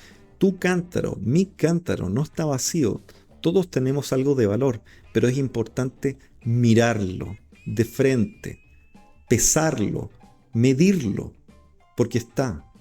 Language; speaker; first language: Spanish; native; Spanish